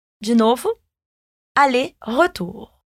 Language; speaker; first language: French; non-native, fluent; Portuguese